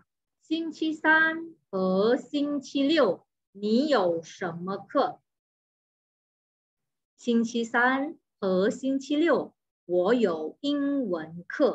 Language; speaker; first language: Chinese; non-native, fluent; Indonesian